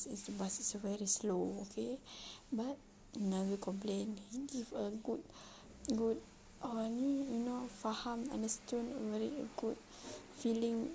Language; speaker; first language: English; non-native, learner; Malay